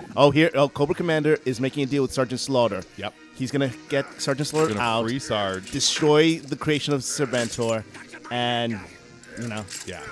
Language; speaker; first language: English; native; English